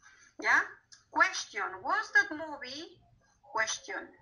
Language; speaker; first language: English; non-native, fluent; Spanish